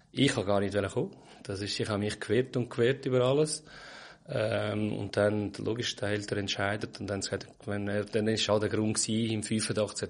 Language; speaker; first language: German; non-native, fluent; Portuguese